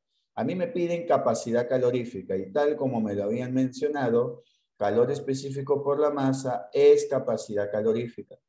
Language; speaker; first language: Spanish; native; Spanish